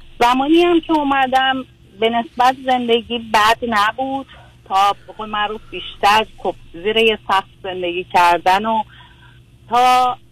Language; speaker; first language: Persian; native; Persian